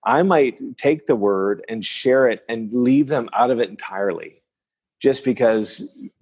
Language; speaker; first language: English; non-native, fluent; French